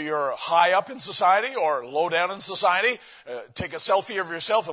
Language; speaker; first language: English; native; English